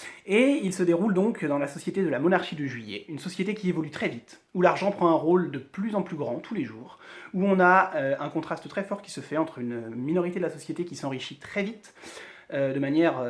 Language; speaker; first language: French; native; French